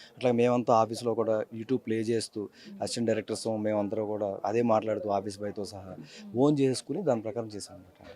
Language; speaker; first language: Telugu; native; Telugu